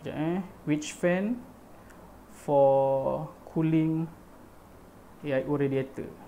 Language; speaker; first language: English; non-native, local second language; Malay